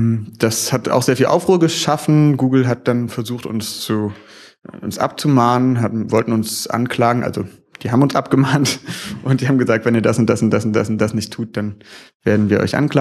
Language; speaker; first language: German; native; German